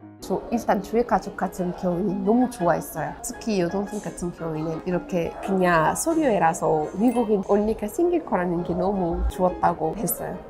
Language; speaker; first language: Korean; non-native, fluent; Arabic